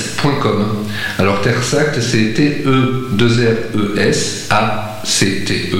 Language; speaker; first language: French; native; French